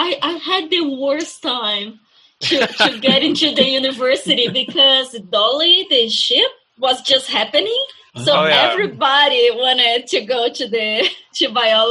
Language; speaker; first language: English; non-native, fluent; Portuguese